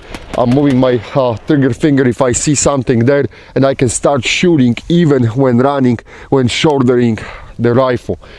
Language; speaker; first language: English; non-native, fluent; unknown